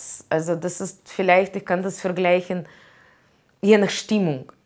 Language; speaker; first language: German; non-native, learner; Russian